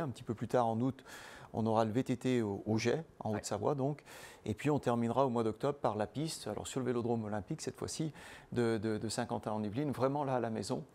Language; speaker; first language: French; native; French